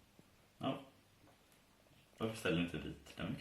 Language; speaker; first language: Swedish; native; Swedish